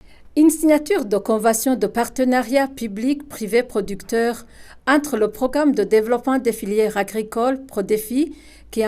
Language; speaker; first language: French; non-native, local second language; Rundi